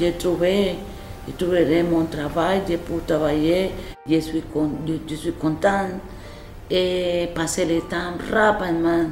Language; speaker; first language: French; non-native, learner; Spanish